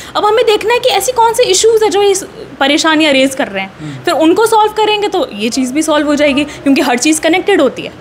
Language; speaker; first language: Hindi; native; Hindi